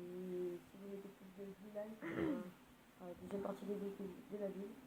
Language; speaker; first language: French; native; French